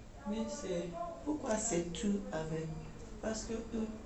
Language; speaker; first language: French; non-native, learner; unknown